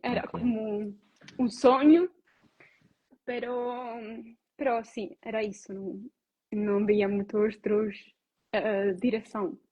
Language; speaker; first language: Portuguese; non-native, learner; Italian